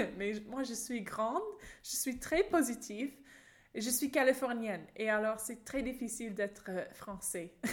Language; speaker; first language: French; non-native, fluent; English